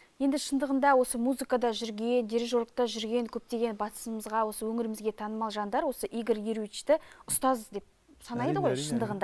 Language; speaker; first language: Kazakh; native; Kazakh